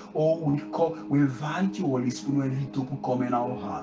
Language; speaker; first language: English; non-native, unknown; Haitian Creole